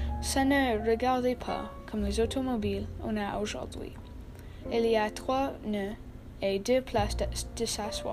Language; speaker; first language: French; non-native, learner; English